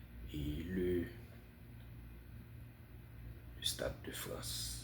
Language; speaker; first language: French; non-native, fluent; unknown